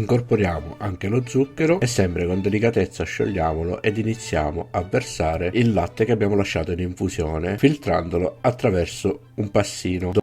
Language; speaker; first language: Italian; native; Italian